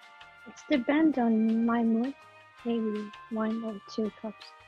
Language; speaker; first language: English; non-native, learner; Arabic